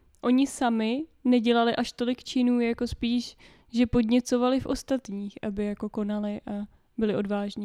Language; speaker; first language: Czech; native; Czech